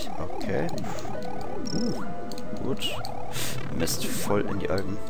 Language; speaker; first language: German; native; German